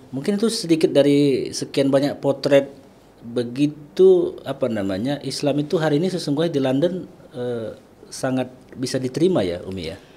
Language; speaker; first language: Indonesian; native; Indonesian